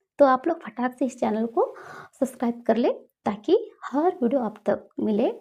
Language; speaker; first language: Hindi; non-native, local second language; Kannada